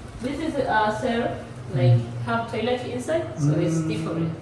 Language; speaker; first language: English; non-native, local second language; Swahili